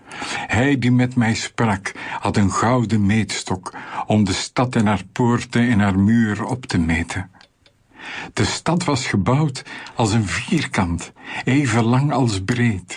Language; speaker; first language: Dutch; native; Dutch